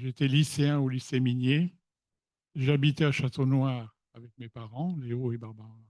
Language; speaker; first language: French; native; French